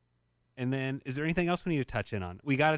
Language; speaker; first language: English; native; English